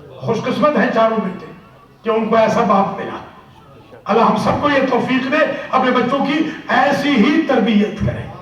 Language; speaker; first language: Urdu; non-native, local second language; Punjabi